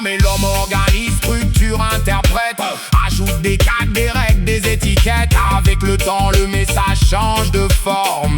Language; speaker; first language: French; native; French